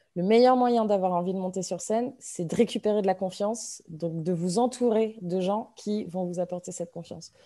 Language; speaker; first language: French; native; French